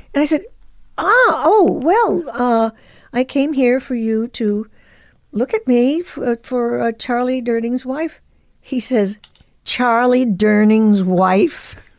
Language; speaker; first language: English; early bilingual, other home language; Spanish